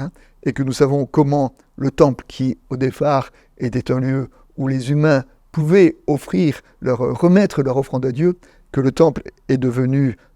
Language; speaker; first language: French; native; French